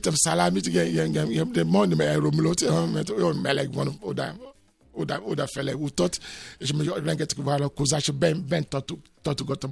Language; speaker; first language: Hungarian; non-native, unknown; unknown